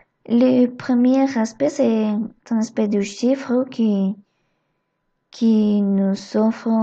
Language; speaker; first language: French; non-native, learner; Spanish